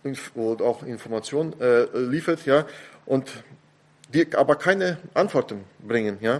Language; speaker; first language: German; non-native, fluent; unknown